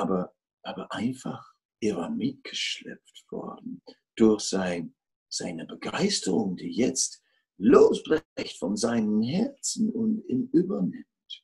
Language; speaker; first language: German; non-native, fluent; Dutch